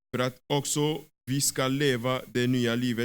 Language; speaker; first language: Swedish; non-native, fluent; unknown